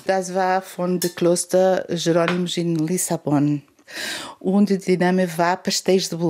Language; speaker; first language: German; non-native, learner; Portuguese